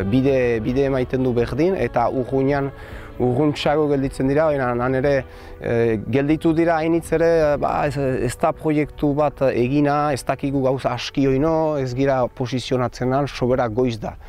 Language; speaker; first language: Basque; native; Basque